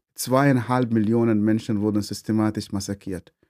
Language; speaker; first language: German; non-native, fluent; Arabic